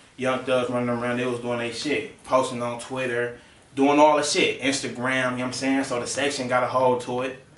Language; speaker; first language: English; native; English